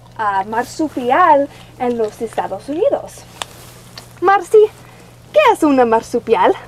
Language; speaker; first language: Spanish; non-native, learner; English